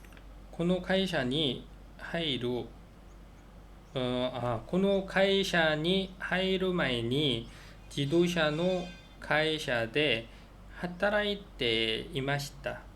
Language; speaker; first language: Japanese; non-native, learner; Korean